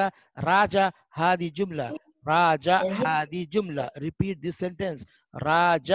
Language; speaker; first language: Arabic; non-native, fluent; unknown